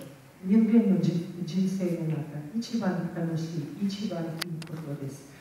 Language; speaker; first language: Japanese; non-native, learner; Russian